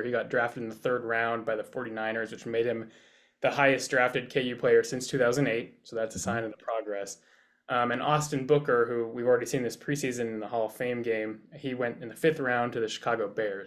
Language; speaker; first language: English; native; English